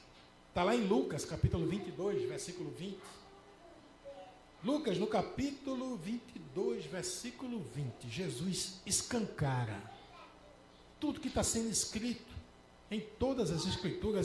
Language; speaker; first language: Portuguese; native; Portuguese